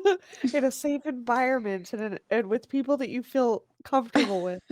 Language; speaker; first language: English; native; English